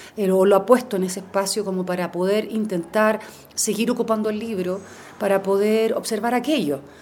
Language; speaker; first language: Spanish; native; Spanish